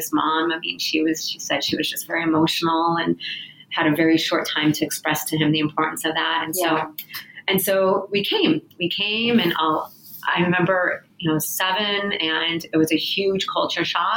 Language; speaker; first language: English; early bilingual, other home language; Spanish